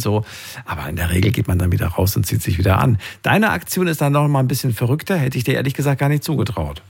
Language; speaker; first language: German; native; German